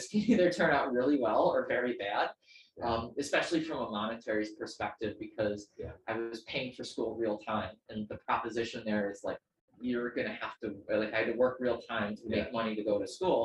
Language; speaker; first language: English; native; English